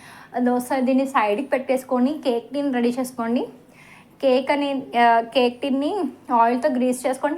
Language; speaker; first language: Telugu; native; Telugu